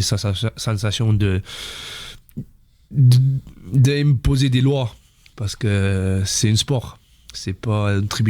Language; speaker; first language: French; non-native, fluent; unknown